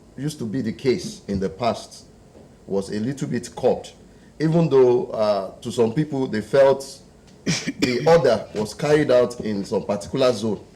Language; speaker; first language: English; non-native, local second language; Yoruba